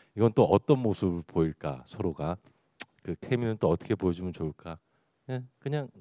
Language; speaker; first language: Korean; native; Korean